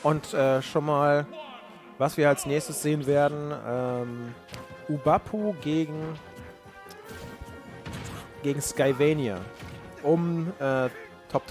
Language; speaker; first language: German; native; German